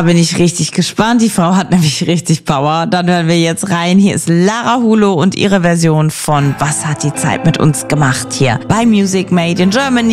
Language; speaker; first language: German; native; German